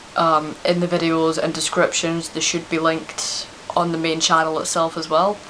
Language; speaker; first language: English; native; English